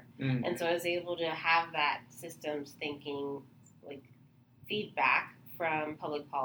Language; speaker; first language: English; native; English